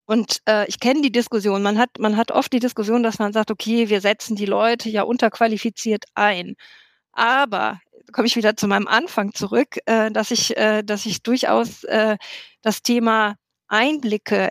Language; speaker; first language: German; native; German